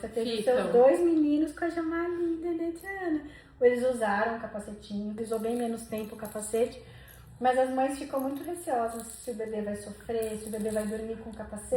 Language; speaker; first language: Portuguese; native; Portuguese